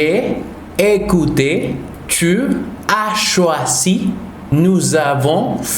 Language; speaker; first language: French; non-native, fluent; Spanish